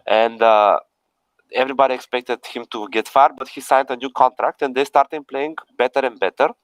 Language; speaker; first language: English; non-native, fluent; Bulgarian